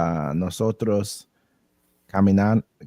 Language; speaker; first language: Spanish; non-native, learner; English